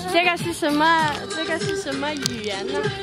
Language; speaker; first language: Chinese; non-native, fluent; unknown